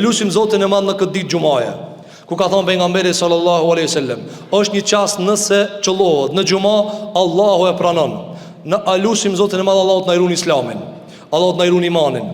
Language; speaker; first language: Albanian; native; Albanian